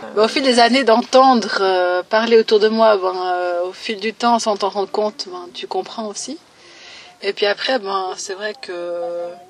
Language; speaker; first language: French; native; French